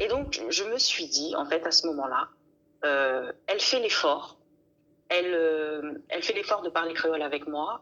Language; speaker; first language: French; native; French